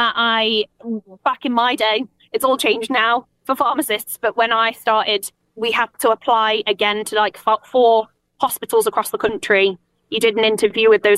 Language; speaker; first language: English; native; English